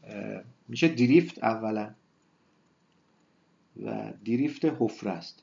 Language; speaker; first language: Persian; native; Persian